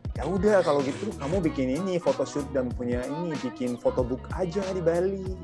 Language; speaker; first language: Indonesian; non-native, fluent; Japanese